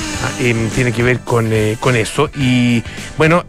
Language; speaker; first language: Spanish; native; Spanish